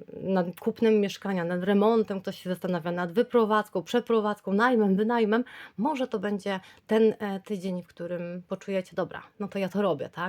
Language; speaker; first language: Polish; native; Polish